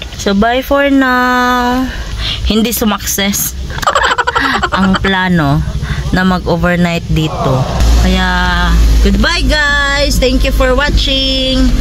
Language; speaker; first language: Filipino; non-native, local second language; Cebuano